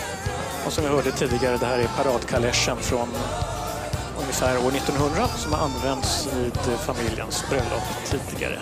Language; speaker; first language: Swedish; native; Swedish